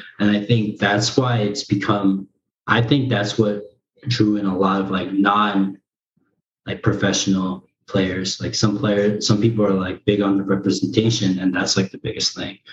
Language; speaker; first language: English; early bilingual, other home language; Korean